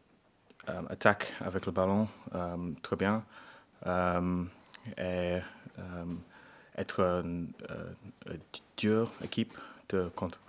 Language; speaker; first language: French; non-native, learner; English